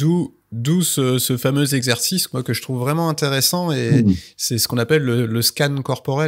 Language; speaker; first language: French; native; French